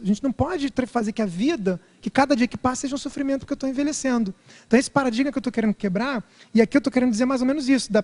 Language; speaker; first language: Portuguese; native; Portuguese